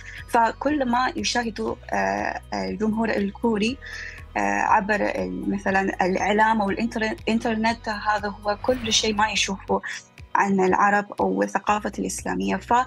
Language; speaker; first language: Arabic; non-native, fluent; Korean